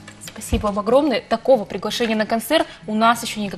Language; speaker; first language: Russian; native; Russian